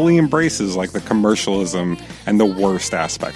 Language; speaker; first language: English; native; English